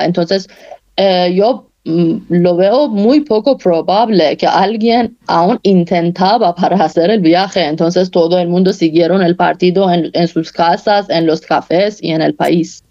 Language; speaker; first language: Spanish; non-native, fluent; Persian